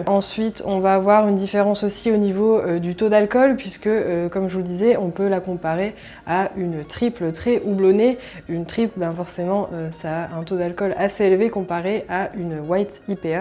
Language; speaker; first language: French; native; French